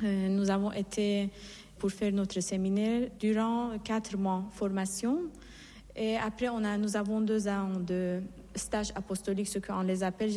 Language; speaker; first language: French; non-native, fluent; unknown